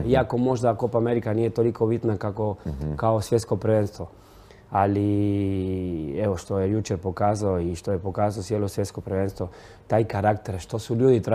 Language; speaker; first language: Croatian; non-native, fluent; Spanish